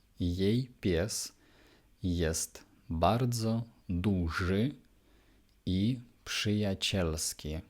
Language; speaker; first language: Polish; non-native, fluent; Ukrainian